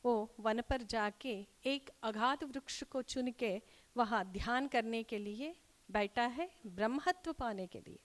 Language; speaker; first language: Hindi; non-native, local second language; Kannada